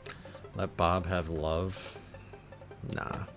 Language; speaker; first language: English; native; English